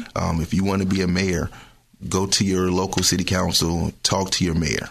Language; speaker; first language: English; native; English